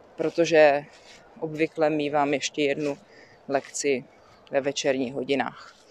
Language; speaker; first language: Czech; native; Czech